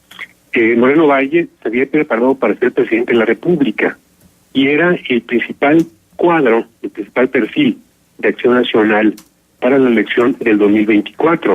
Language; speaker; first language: Spanish; native; Spanish